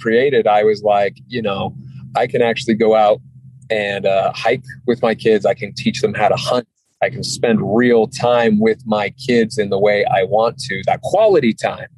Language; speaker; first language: English; native; English